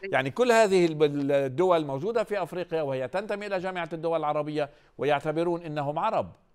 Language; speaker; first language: Arabic; native; Arabic